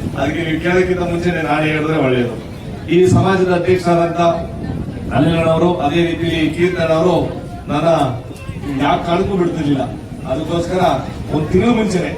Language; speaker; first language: Kannada; native; Kannada